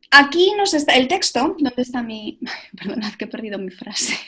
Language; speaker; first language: Spanish; native; Spanish